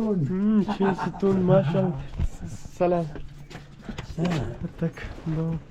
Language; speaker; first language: Russian; non-native, learner; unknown